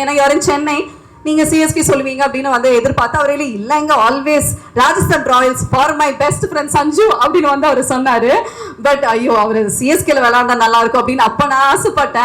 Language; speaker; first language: Tamil; native; Tamil